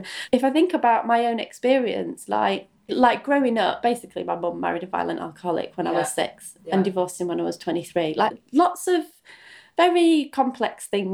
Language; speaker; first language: English; native; English